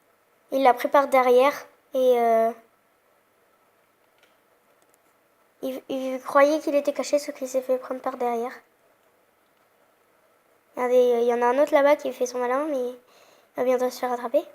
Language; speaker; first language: French; native; French